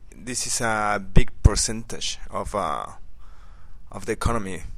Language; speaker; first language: English; non-native, learner; Spanish